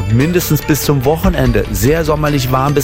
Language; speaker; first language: German; native; German